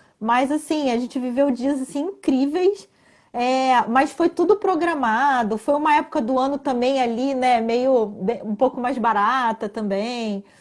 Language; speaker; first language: Portuguese; native; Portuguese